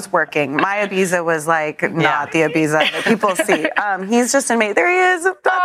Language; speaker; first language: English; native; English